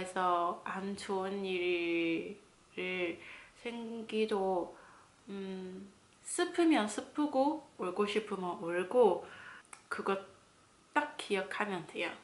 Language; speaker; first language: Korean; non-native, fluent; Cantonese